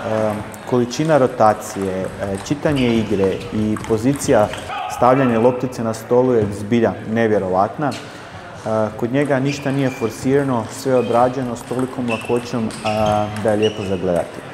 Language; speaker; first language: Croatian; native; Croatian